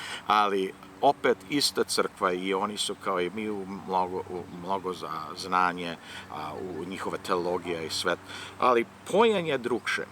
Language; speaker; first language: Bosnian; early bilingual, heritage; Serbian